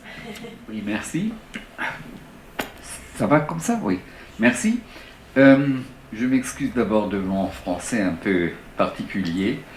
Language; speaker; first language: French; non-native, fluent; German